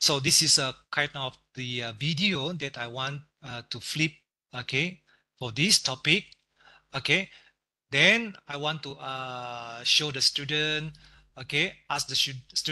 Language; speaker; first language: English; non-native, local second language; Malay